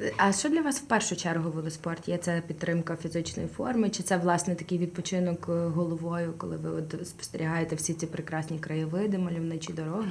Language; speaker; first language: Ukrainian; non-native, local second language; Russian